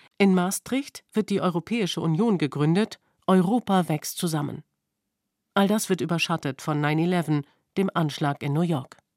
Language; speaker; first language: German; native; German